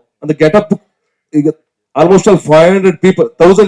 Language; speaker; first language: Tamil; non-native, learner; Kannada